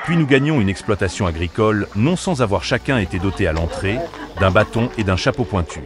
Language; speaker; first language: French; native; French